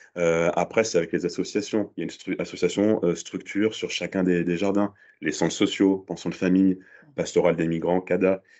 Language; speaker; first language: French; native; French